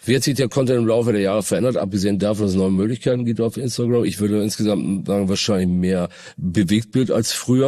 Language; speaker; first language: German; native; German